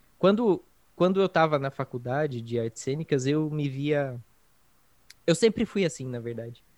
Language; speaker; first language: Portuguese; native; Portuguese